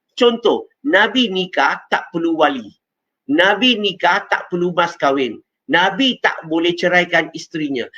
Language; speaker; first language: Malay; non-native, local second language; Chinese